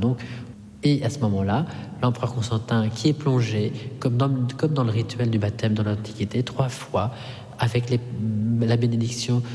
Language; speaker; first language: French; non-native, fluent; Italian